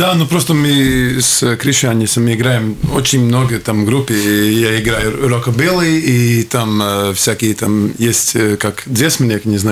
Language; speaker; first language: Russian; non-native, local second language; Latvian